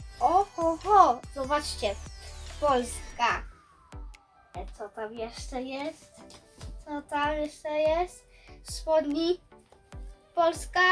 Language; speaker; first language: Polish; early bilingual, heritage; Polish